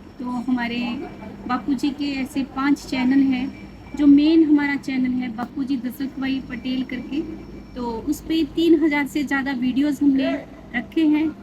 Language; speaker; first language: Hindi; native; Hindi